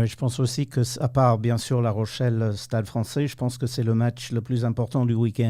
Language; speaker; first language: French; non-native, fluent; English